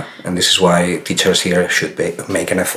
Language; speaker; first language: English; non-native, fluent; Spanish